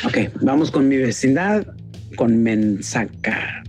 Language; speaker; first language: Spanish; early bilingual, heritage; Spanish